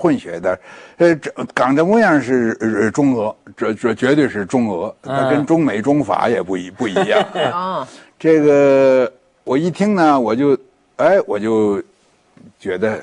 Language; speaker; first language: Chinese; native; Chinese